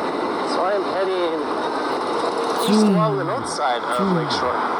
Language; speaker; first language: English; native; English